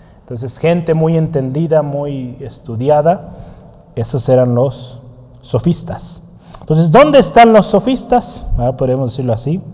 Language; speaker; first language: Spanish; native; Spanish